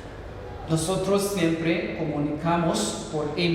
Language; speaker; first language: Spanish; non-native, learner; English